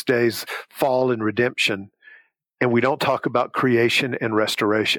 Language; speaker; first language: English; native; English